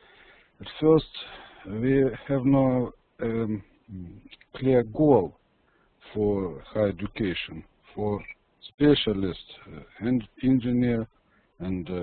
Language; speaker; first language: English; non-native, learner; Russian